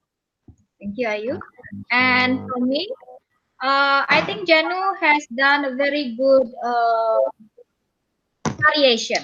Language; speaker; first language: English; non-native, fluent; Indonesian